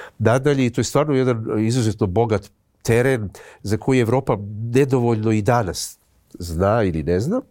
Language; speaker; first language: Serbian; native; Serbian